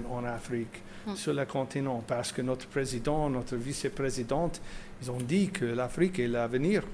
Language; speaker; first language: French; non-native, fluent; English